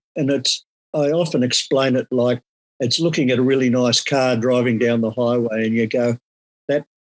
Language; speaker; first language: English; native; English